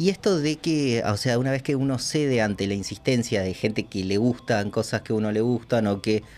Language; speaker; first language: Spanish; native; Spanish